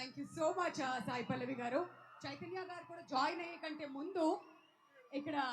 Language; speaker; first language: Telugu; native; Telugu